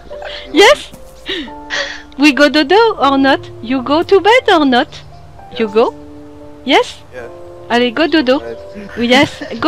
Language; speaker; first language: English; non-native, learner; French